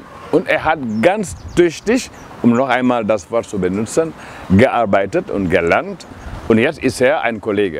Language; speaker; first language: German; non-native, fluent; Wolof